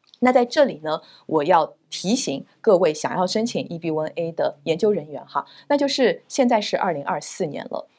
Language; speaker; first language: Chinese; native; Chinese